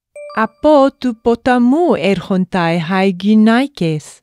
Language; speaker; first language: Greek; non-native, learner; English